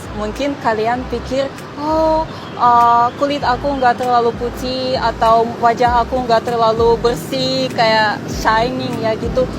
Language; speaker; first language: Indonesian; non-native, fluent; Russian